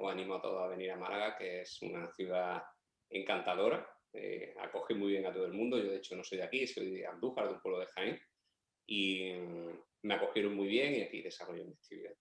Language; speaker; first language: Spanish; native; Spanish